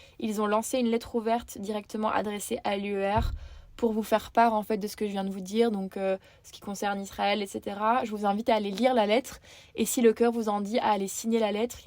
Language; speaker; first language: French; native; French